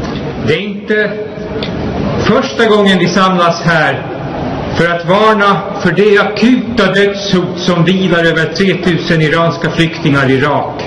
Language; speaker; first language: Swedish; non-native, fluent; Persian